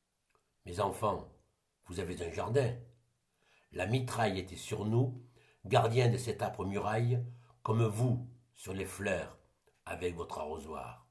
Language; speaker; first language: French; native; French